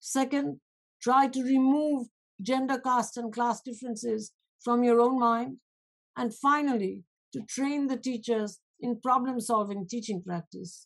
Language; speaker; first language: English; non-native, local second language; Bangla